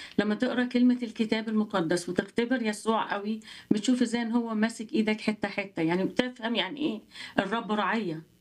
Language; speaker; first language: Arabic; native; Arabic